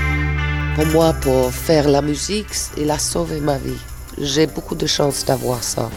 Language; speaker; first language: French; non-native, fluent; English